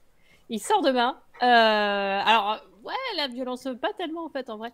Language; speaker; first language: French; native; French